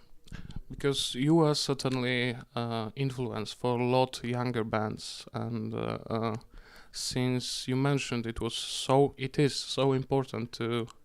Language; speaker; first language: English; non-native, fluent; Polish